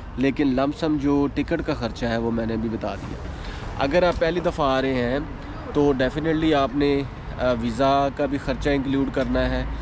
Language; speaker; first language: Urdu; non-native, local second language; Punjabi